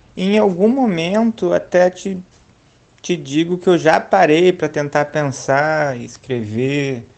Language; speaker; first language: Portuguese; native; Portuguese